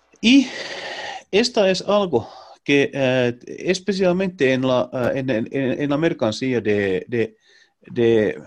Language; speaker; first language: Spanish; non-native, learner; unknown